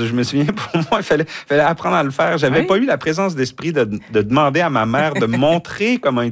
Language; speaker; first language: French; native; French